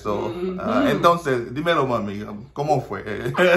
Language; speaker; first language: Spanish; non-native, learner; Haitian Creole